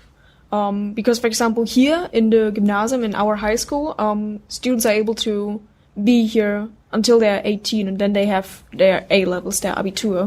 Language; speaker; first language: English; non-native, fluent; German